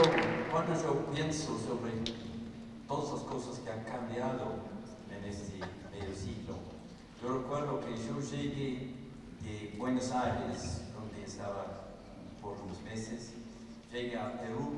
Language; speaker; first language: Spanish; non-native, fluent; English